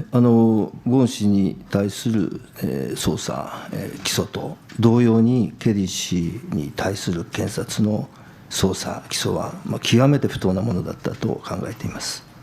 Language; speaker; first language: Japanese; native; Japanese